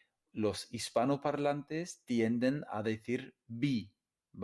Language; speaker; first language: Spanish; non-native, fluent; English